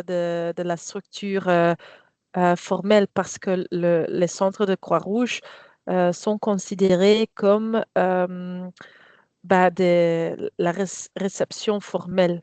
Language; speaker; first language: French; non-native, fluent; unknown